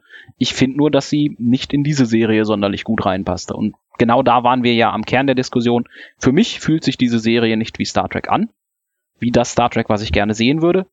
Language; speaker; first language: German; native; German